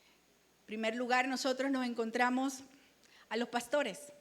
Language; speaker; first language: Spanish; native; Spanish